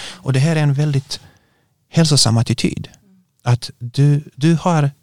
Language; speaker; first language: Swedish; non-native, fluent; Bosnian